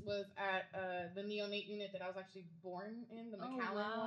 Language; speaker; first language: English; native; English